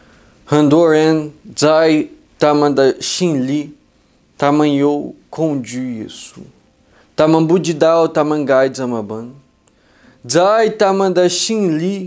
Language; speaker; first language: Chinese; non-native, fluent; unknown